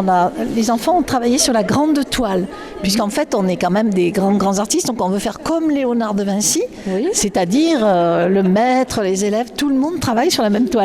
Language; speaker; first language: French; native; French